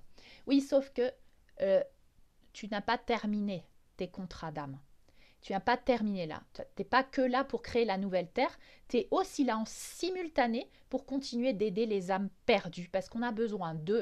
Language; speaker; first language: French; native; French